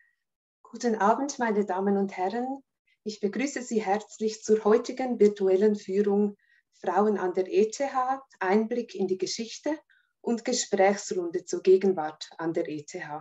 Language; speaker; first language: German; native; German